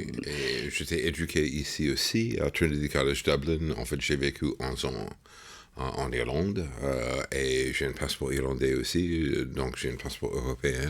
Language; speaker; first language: French; non-native, fluent; English